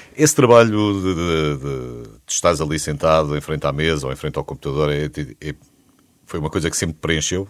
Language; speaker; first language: Portuguese; native; Portuguese